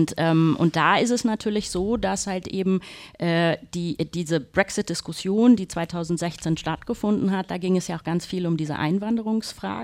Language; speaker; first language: German; native; German